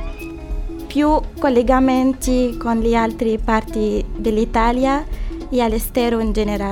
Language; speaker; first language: Italian; non-native, fluent; Arabic